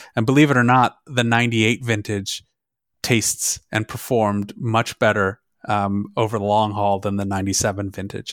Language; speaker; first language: English; non-native, fluent; German